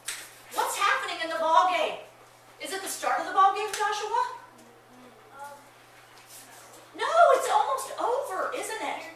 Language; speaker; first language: English; native; English